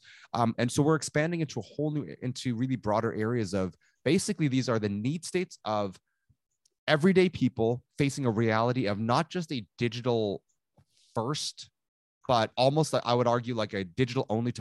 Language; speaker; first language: English; native; English